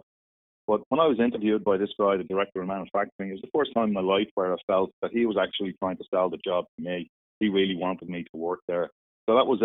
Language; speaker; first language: English; native; English